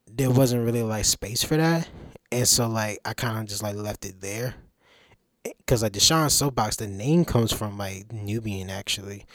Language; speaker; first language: English; native; English